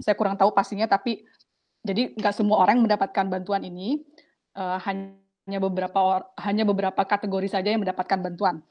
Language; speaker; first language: Indonesian; native; Indonesian